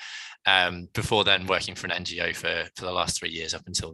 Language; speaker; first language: English; native; English